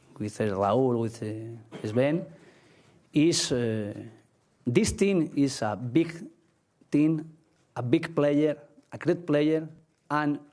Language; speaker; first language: English; non-native, learner; Spanish